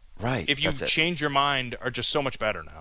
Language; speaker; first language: English; native; English